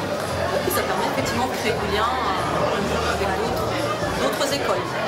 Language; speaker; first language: French; native; French